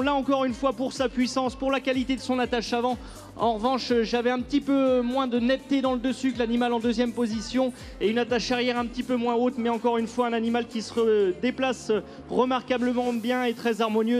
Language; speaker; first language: French; native; French